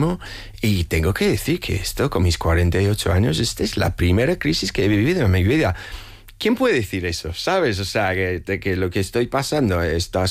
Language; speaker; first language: Spanish; non-native, fluent; English